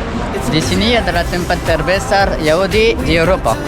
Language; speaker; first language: Indonesian; non-native, learner; French